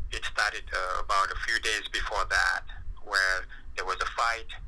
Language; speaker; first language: English; non-native, fluent; French